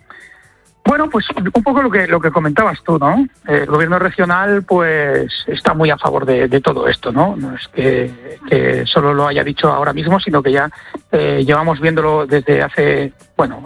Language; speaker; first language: Spanish; native; Spanish